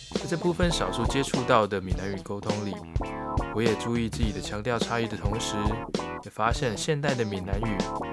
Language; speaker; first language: Chinese; native; Chinese